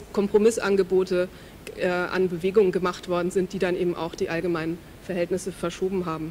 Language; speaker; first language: German; native; German